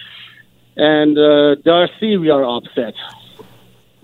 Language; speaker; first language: English; non-native, learner; Persian